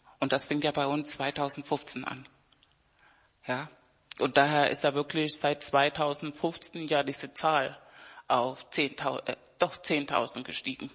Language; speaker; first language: German; non-native, fluent; Spanish